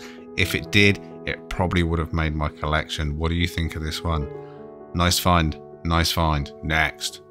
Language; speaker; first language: English; native; English